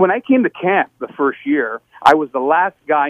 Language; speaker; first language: English; native; English